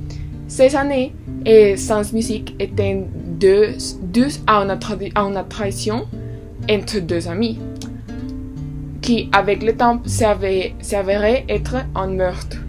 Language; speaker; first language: French; non-native, learner; Spanish